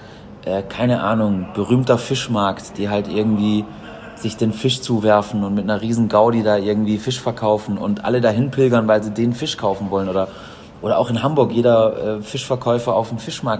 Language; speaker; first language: German; native; German